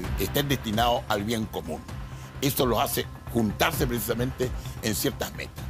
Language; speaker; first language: Spanish; native; Spanish